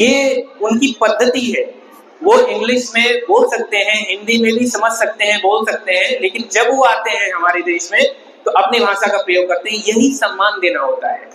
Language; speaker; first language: Hindi; native; Hindi